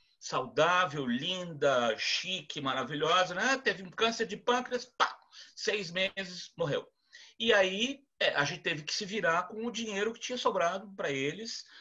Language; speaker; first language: Portuguese; native; Portuguese